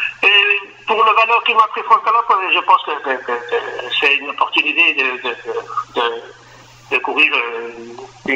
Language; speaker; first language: French; non-native, fluent; Spanish